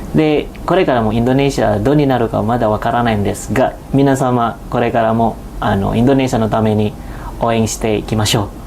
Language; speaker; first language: Japanese; non-native, fluent; Indonesian